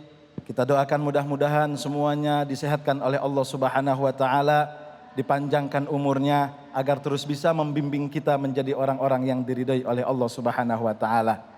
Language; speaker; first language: Indonesian; native; Indonesian